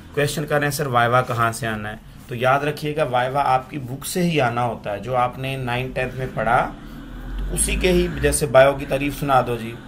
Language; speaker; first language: Urdu; non-native, local second language; Punjabi